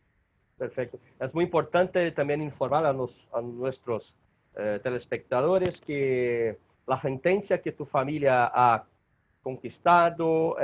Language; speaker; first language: Spanish; non-native, learner; Portuguese